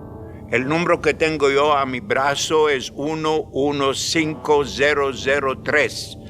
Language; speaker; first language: Spanish; non-native, fluent; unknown